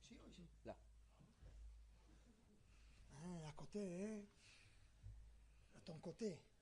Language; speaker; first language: French; non-native, fluent; Spanish